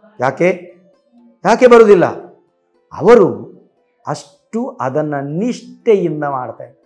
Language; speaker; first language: Kannada; non-native, local second language; Tulu